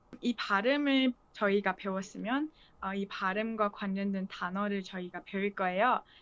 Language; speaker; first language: Korean; non-native, fluent; Chinese